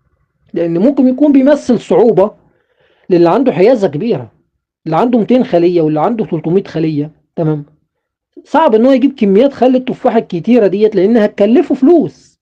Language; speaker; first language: Arabic; native; Arabic